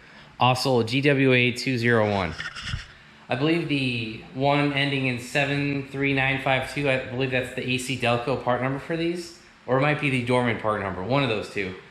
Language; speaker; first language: English; native; English